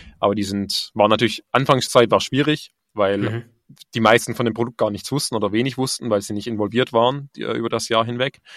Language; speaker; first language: German; native; German